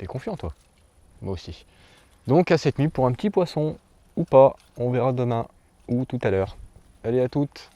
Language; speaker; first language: French; native; French